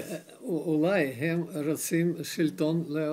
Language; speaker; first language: Hebrew; non-native, learner; Russian